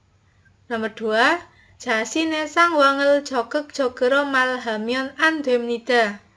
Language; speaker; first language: Korean; non-native, learner; Indonesian